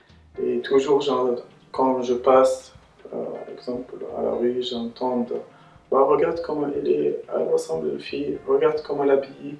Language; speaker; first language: French; non-native, local second language; Arabic